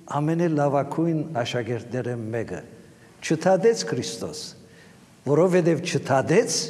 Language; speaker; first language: Armenian; early bilingual, heritage; Armenian